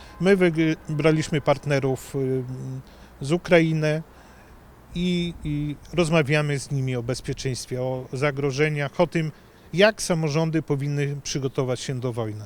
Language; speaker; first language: Polish; native; Polish